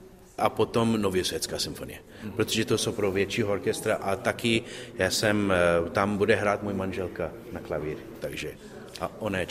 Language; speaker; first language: Czech; non-native, learner; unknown